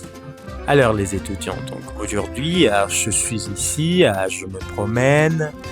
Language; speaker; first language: French; non-native, fluent; Spanish